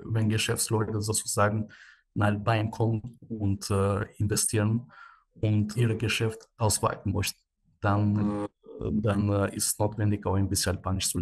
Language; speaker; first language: German; non-native, fluent; Albanian